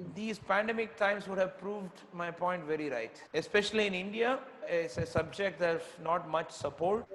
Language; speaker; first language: English; non-native, local second language; Tamil